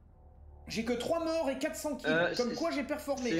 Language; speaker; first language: French; native; French